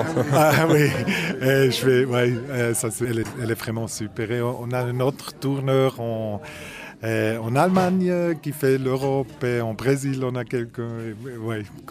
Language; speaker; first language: French; non-native, fluent; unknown